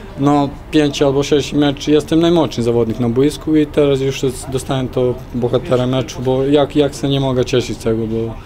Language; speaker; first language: Polish; non-native, learner; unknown